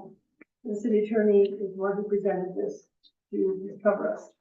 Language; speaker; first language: English; native; English